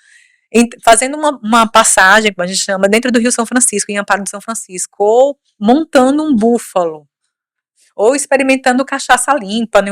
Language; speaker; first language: Portuguese; native; Portuguese